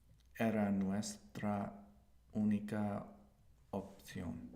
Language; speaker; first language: Spanish; non-native, learner; English